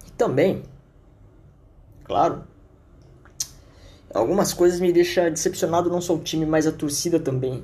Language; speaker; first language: Portuguese; native; Portuguese